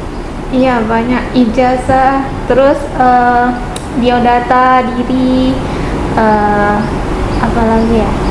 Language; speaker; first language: Indonesian; non-native, fluent; Malay